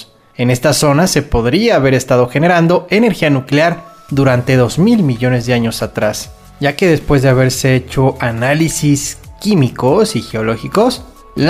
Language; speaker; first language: Spanish; native; Spanish